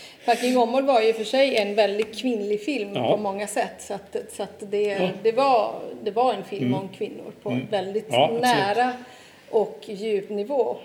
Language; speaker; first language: Swedish; non-native, fluent; Italian